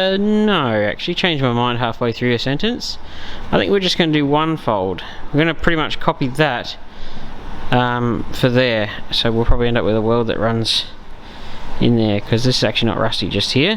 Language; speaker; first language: English; native; English